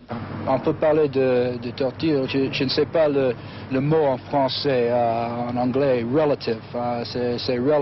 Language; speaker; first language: French; non-native, fluent; English